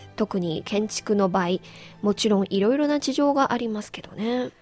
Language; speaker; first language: Japanese; non-native, fluent; Chinese